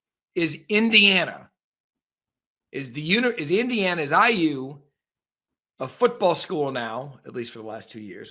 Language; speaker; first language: English; native; English